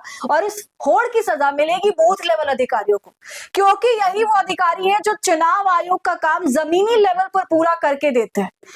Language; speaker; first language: Hindi; native; Hindi